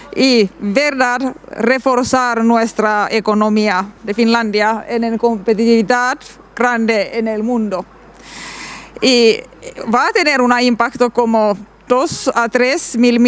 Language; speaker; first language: Spanish; non-native, learner; Finnish